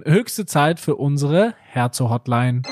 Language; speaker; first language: German; native; German